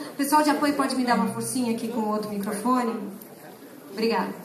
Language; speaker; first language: Portuguese; native; Portuguese